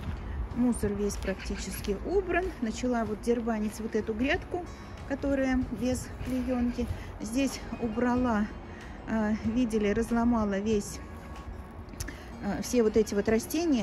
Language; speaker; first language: Russian; native; Russian